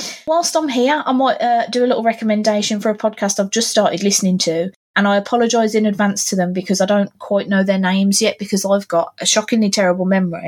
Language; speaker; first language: English; native; English